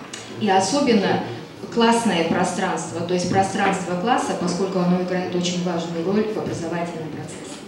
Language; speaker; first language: Russian; native; Russian